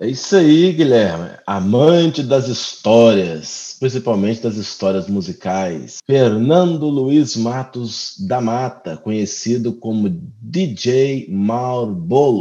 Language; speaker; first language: Portuguese; native; Portuguese